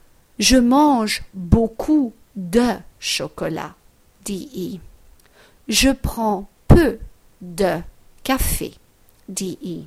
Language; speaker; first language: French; non-native, fluent; English